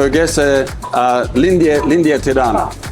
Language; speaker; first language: Albanian; non-native, learner; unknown